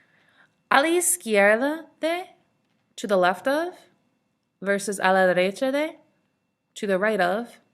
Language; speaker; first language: Spanish; non-native, fluent; English